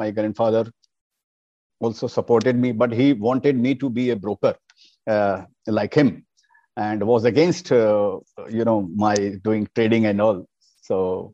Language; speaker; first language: English; non-native, local second language; Hindi